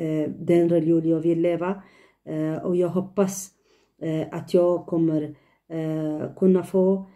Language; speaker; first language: Swedish; non-native, fluent; Tigrinya